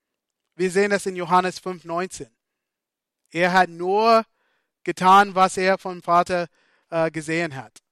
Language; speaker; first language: German; non-native, fluent; English